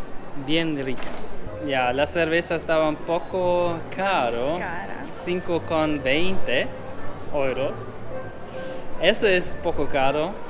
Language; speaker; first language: Spanish; non-native, fluent; German